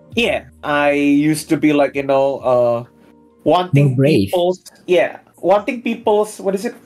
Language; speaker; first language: English; early bilingual, other home language; Indonesian